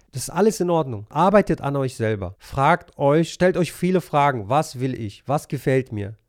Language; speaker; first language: German; early bilingual, other home language; Polish